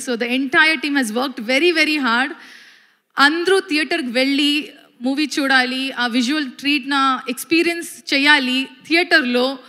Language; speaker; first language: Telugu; non-native, learner; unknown